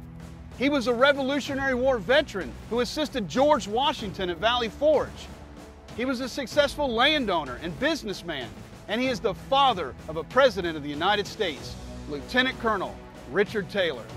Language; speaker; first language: English; native; English